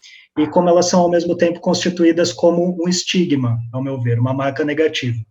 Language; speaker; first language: Portuguese; native; Portuguese